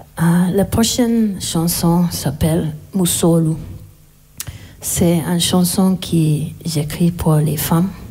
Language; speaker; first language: French; non-native, learner; English